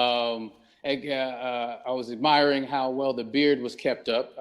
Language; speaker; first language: English; native; English